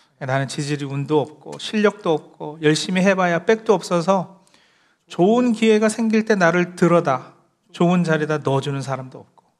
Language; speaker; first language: Korean; early bilingual, heritage; Korean